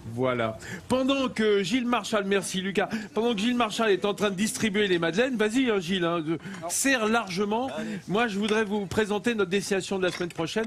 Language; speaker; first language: French; native; French